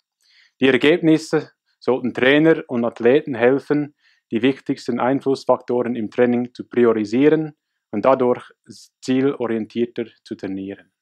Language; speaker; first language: German; non-native, fluent; English